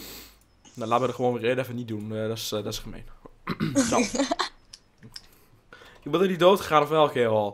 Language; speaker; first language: Dutch; native; Dutch